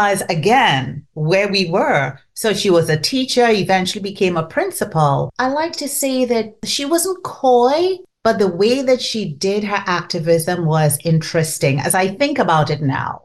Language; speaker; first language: English; non-native, local second language; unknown